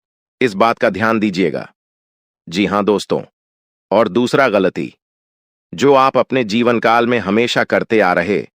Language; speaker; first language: Hindi; non-native, local second language; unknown